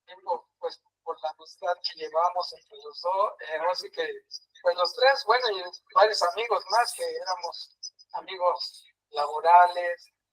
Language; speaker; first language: Spanish; native; Spanish